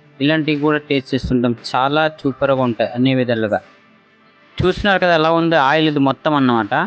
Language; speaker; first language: Telugu; non-native, local second language; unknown